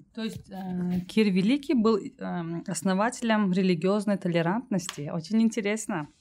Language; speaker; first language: Russian; non-native, local second language; Tajik